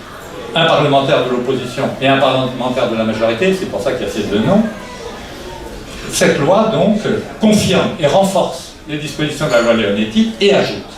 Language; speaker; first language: French; native; French